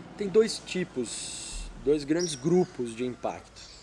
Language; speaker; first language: Portuguese; native; Portuguese